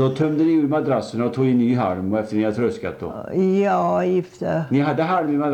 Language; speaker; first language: Swedish; native; Swedish